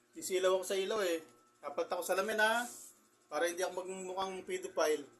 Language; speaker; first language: Filipino; native; Filipino